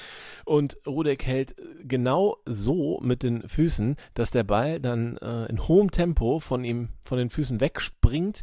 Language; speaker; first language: German; native; German